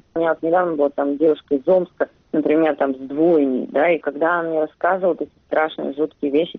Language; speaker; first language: Russian; native; Russian